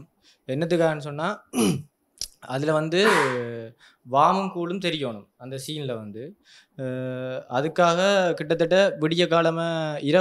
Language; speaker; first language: Tamil; native; Tamil